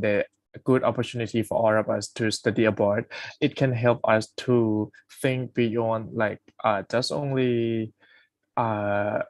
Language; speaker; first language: English; non-native, fluent; Thai